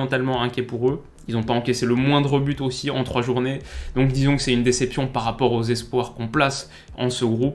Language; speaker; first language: French; native; French